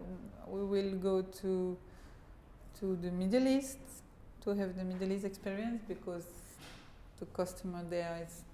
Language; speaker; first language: English; non-native, fluent; French